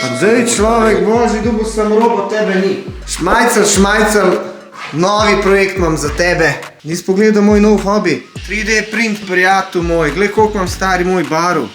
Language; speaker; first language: Slovenian; native; Slovenian